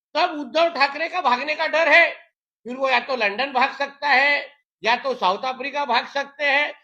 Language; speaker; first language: Hindi; non-native, local second language; Marathi